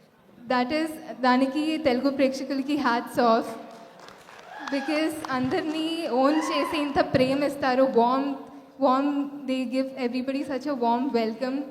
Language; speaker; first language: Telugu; non-native, fluent; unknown